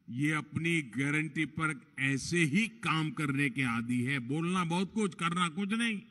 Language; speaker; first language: Hindi; non-native, local second language; Gujarati